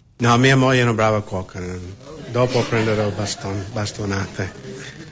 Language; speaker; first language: Italian; non-native, fluent; English